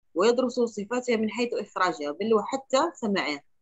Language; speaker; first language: Arabic; non-native, fluent; Chinese